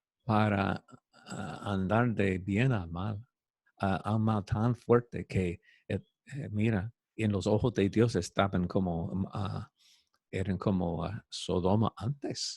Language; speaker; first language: Spanish; non-native, fluent; English